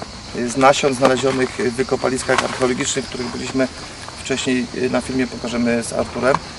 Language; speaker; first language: Polish; native; Polish